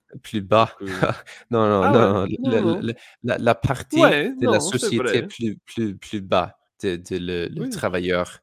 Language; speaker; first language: French; non-native, learner; English